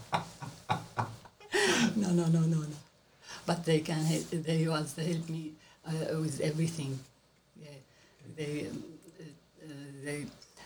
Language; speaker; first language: English; non-native, learner; Arabic